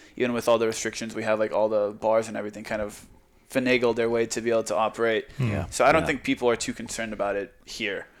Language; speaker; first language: English; non-native, fluent; Croatian